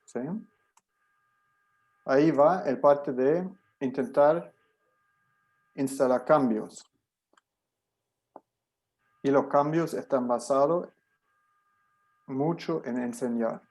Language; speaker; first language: Spanish; non-native, fluent; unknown